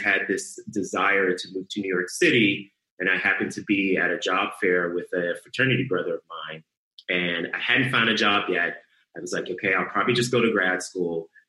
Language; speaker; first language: English; native; English